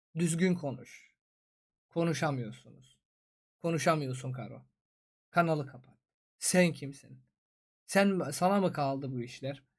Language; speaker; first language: Turkish; non-native, fluent; Persian